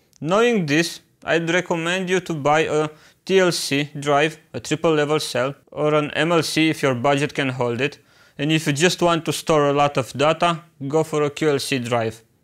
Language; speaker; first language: English; non-native, fluent; Romanian